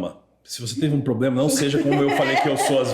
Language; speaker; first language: Portuguese; native; Portuguese